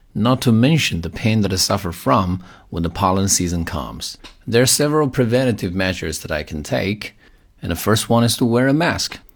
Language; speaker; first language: English; non-native, fluent; Chinese